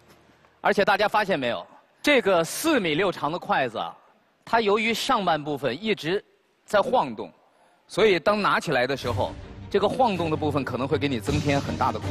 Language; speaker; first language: Chinese; native; Chinese